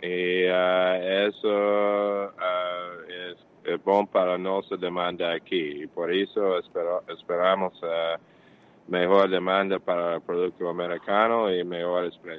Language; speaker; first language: Portuguese; non-native, fluent; English